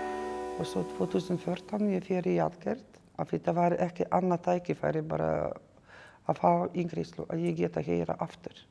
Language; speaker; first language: Icelandic; non-native, learner; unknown